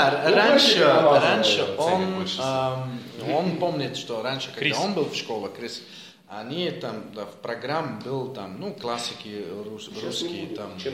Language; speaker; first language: Russian; non-native, learner; Dutch